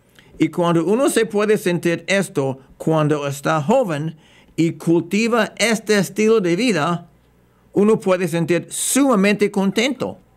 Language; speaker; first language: Spanish; non-native, fluent; English